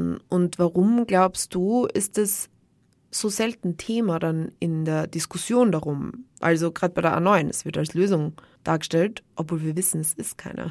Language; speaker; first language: German; native; German